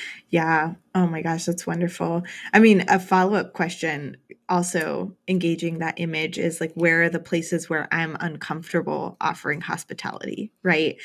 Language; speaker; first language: English; native; English